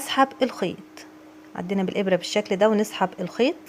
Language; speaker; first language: Arabic; native; Arabic